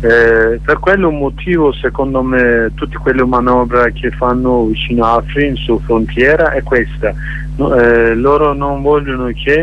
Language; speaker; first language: Italian; non-native, learner; Kurdish